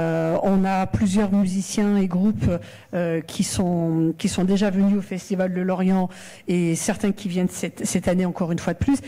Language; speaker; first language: French; native; French